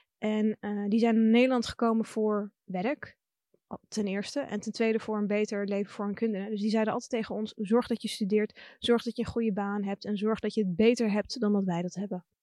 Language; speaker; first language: Dutch; early bilingual, other home language; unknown